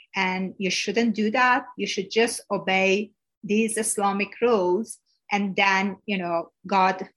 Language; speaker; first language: English; non-native, fluent; Persian